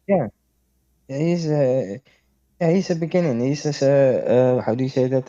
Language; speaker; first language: English; non-native, fluent; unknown